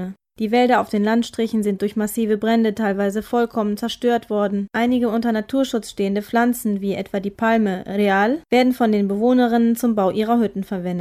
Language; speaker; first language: German; native; German